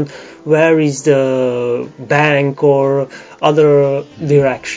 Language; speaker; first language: English; non-native, learner; Romanian